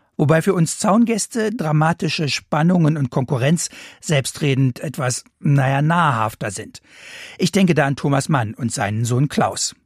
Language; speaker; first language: German; native; German